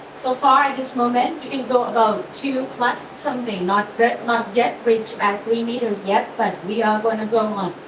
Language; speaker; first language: English; non-native, fluent; Thai